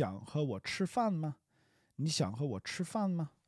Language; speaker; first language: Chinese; non-native, fluent; English